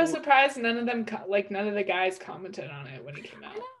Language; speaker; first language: English; native; English